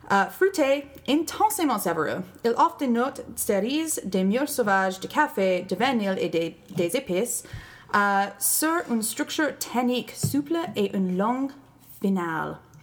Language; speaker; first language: French; non-native, learner; English